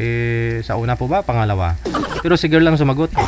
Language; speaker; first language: Filipino; native; Filipino